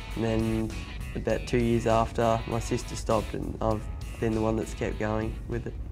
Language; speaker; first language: English; native; English